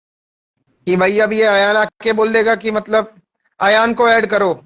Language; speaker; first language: Hindi; native; Hindi